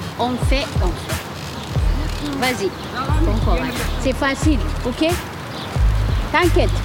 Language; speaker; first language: French; non-native, learner; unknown